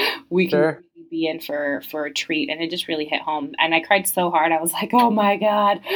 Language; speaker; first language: English; early bilingual, other home language; French